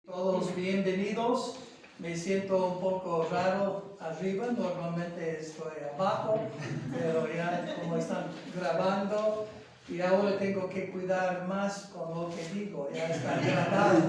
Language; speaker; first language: Spanish; non-native, fluent; English